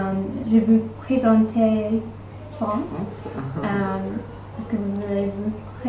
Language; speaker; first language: French; non-native, learner; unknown